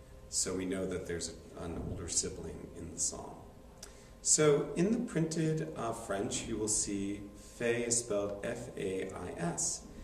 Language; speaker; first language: English; native; English